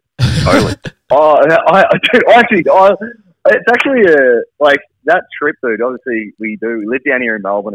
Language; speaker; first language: English; native; English